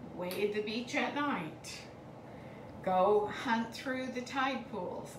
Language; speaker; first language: English; native; English